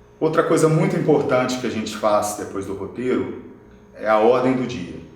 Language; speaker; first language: Portuguese; native; Portuguese